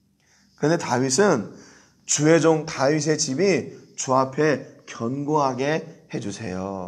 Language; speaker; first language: Korean; native; Korean